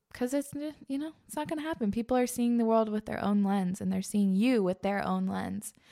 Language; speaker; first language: English; native; English